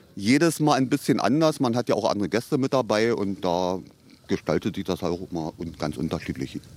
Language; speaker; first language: German; native; German